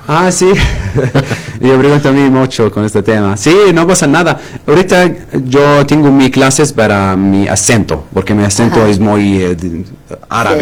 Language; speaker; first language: Spanish; non-native, learner; Arabic